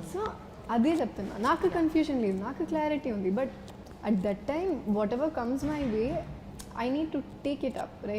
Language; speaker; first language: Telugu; non-native, fluent; Malayalam